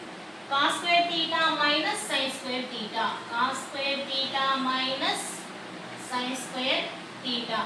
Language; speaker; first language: English; non-native, local second language; Telugu